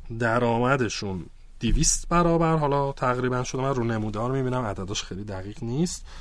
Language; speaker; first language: Persian; native; Persian